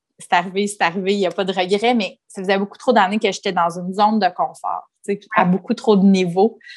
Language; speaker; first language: French; native; French